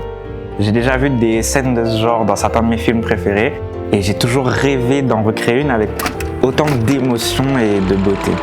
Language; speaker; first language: French; native; French